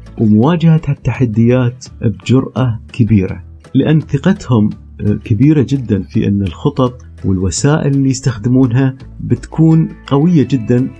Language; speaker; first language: Arabic; native; Arabic